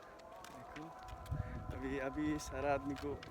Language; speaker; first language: Hindi; non-native, learner; Bangla